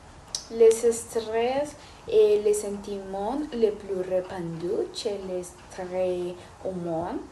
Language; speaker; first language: French; non-native, fluent; Spanish